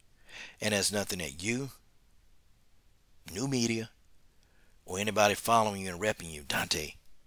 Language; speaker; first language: English; native; English